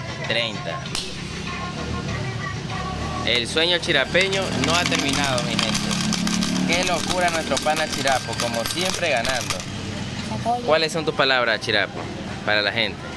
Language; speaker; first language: Spanish; native; Spanish